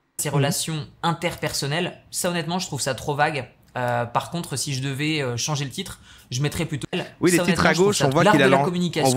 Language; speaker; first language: French; native; French